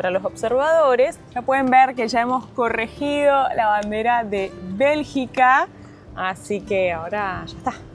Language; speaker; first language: Spanish; native; Spanish